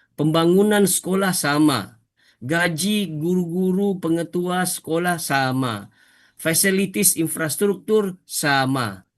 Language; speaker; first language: Malay; native; Malay